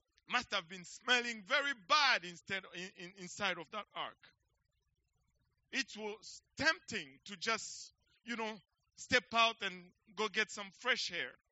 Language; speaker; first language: English; non-native, fluent; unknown